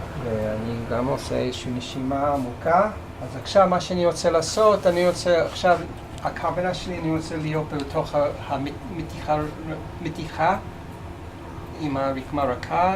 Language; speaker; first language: Hebrew; non-native, fluent; English